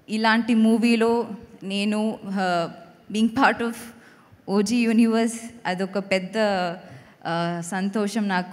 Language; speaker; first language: Telugu; non-native, fluent; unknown